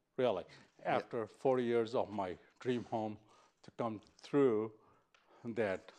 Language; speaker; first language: English; non-native, local second language; Punjabi